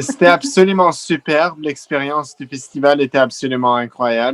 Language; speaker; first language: French; non-native, fluent; English